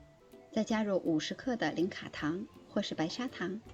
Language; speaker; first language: Chinese; native; Chinese